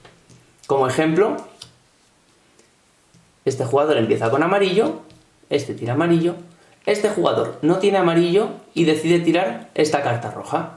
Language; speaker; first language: Spanish; native; Spanish